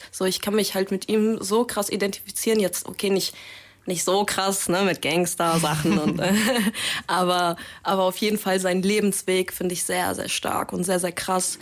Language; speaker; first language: German; native; German